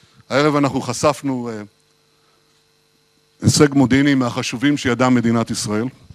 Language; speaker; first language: Hebrew; early bilingual, heritage; Hebrew